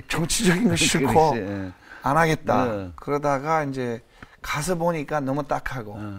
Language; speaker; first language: Korean; native; Korean